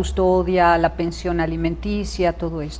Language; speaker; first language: Spanish; native; Spanish